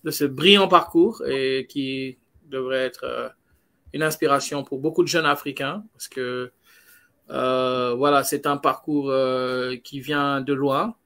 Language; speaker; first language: French; non-native, local second language; Wolof